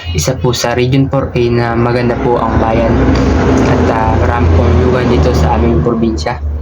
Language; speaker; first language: Filipino; native; Filipino